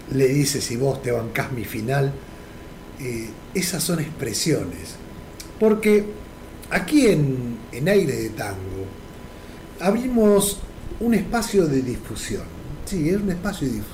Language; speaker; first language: Spanish; native; Spanish